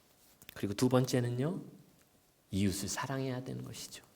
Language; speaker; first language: Korean; native; Korean